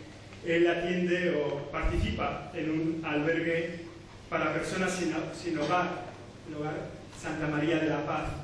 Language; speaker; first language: Spanish; native; Spanish